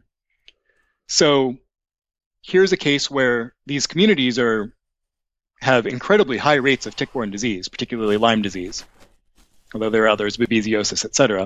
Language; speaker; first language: English; native; English